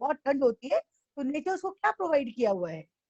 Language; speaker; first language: Hindi; native; Hindi